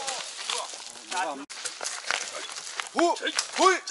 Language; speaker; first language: Korean; native; Korean